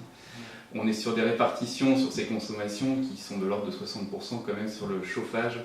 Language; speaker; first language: French; native; French